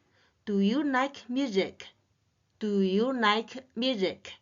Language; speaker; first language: English; non-native, learner; Chinese